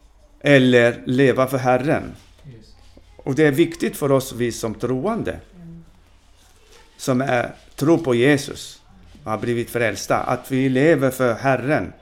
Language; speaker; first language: Swedish; non-native, fluent; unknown